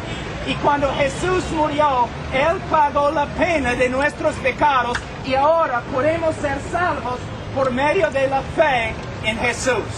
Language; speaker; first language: Spanish; non-native, fluent; English